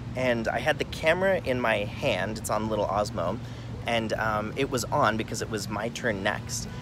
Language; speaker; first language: English; native; English